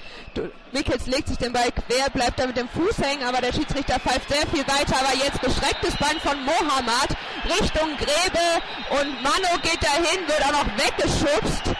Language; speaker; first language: German; native; German